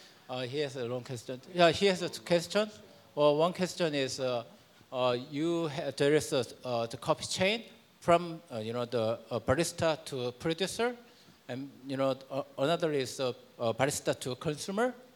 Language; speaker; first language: English; non-native, fluent; Korean